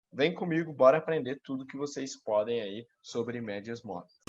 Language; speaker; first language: Portuguese; native; Portuguese